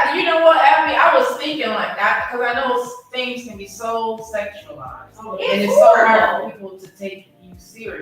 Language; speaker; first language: English; native; English